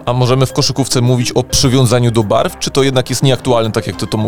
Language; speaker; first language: Polish; native; Polish